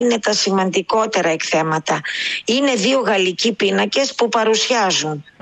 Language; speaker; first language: Greek; native; Greek